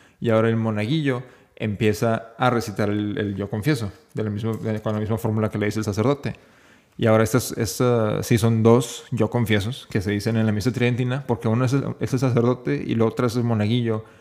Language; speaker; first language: Spanish; native; Spanish